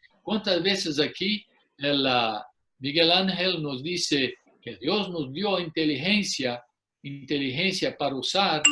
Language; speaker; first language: Spanish; non-native, fluent; English